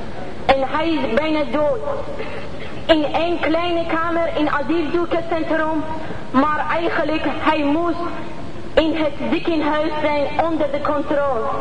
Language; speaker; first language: Dutch; non-native, learner; Persian